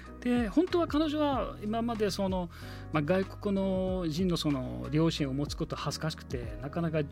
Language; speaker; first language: Japanese; non-native, fluent; Arabic